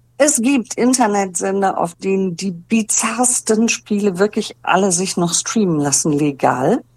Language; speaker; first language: German; native; German